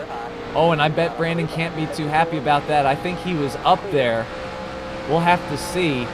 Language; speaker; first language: English; native; English